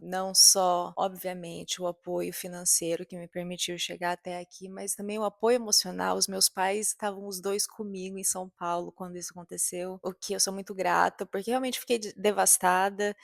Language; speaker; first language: Portuguese; native; Portuguese